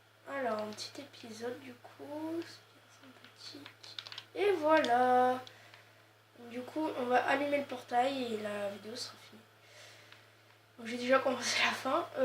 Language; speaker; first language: French; native; French